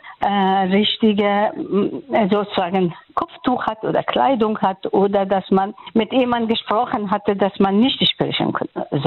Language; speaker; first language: German; non-native, fluent; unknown